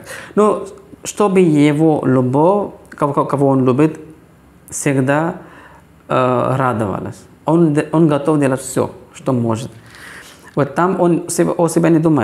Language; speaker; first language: Russian; non-native, fluent; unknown